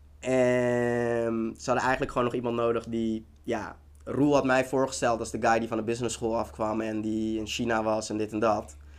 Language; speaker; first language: Dutch; early bilingual, other home language; Tigrinya